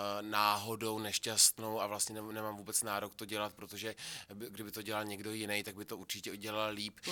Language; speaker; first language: Czech; native; Czech